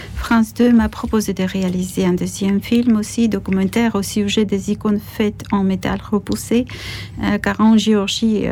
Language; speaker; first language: French; non-native, fluent; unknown